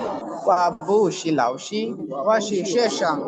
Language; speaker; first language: Chinese; non-native, learner; Bangla